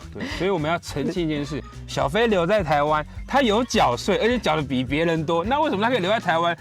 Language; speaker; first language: Chinese; native; Chinese